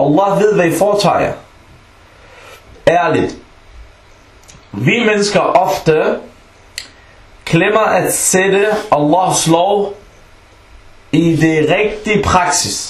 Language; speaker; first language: Danish; non-native, local second language; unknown